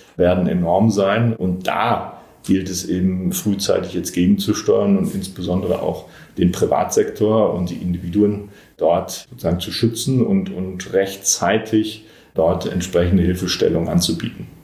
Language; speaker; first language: German; native; German